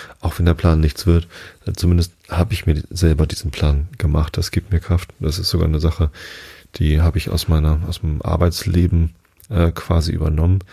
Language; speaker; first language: German; native; German